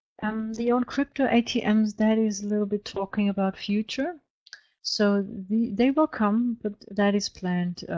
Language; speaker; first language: English; non-native, fluent; German